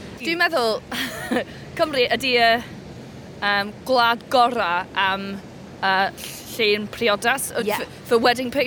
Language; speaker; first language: Welsh; non-native, learner; English